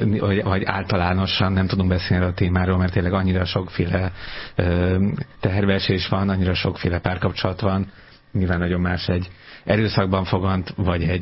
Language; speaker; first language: Hungarian; native; Hungarian